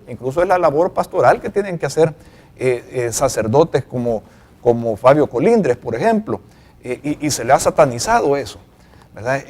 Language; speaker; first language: Spanish; native; Spanish